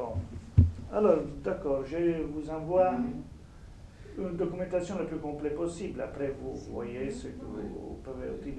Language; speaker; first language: French; non-native, fluent; Italian